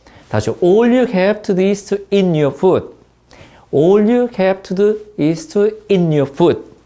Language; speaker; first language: English; non-native, fluent; Korean